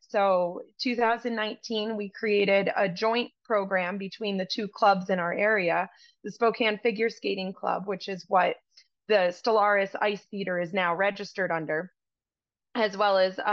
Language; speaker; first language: English; native; English